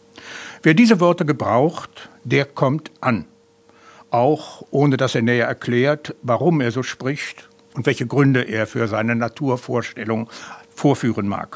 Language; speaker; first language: German; native; German